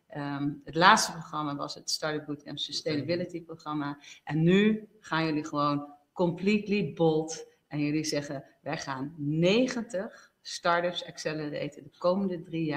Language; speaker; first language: Dutch; native; Dutch